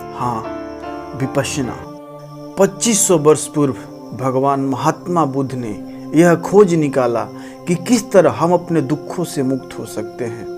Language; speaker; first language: Hindi; native; Hindi